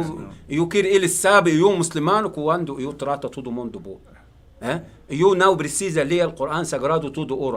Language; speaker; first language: Portuguese; non-native, learner; Arabic